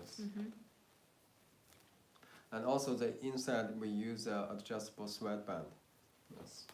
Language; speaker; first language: English; non-native, learner; Chinese